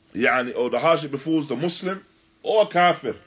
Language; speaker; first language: English; native; English